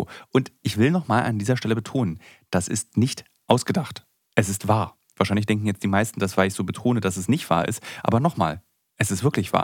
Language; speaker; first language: German; native; German